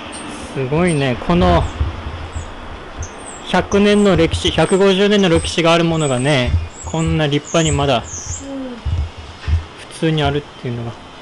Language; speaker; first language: Japanese; native; Japanese